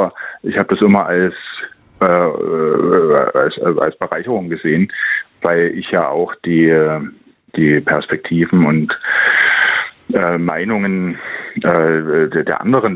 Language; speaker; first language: German; native; German